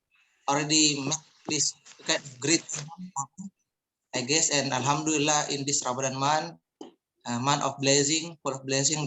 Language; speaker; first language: English; non-native, fluent; Indonesian